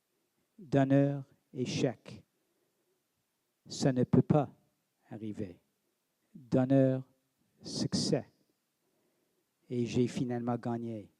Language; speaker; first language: French; non-native, local second language; English